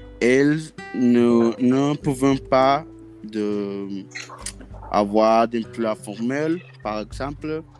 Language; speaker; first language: French; non-native, learner; Spanish